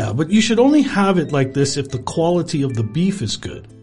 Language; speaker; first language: English; native; English